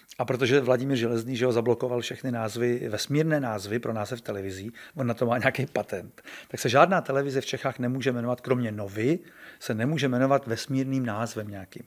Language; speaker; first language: Czech; native; Czech